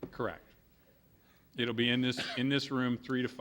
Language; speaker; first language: English; native; English